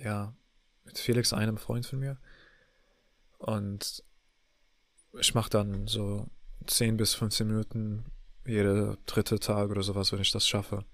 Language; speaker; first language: German; non-native, learner; English